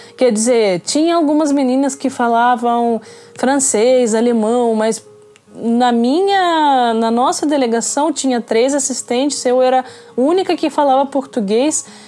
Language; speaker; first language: Portuguese; non-native, fluent; Russian